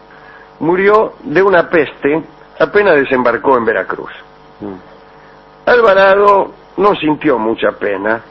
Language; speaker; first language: Spanish; native; Spanish